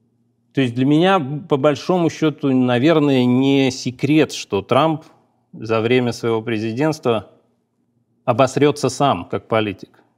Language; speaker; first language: Russian; native; Russian